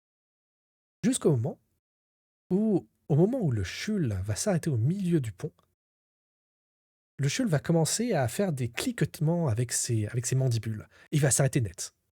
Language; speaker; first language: French; native; French